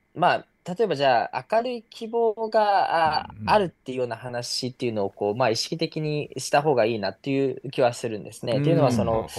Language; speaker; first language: Japanese; native; Japanese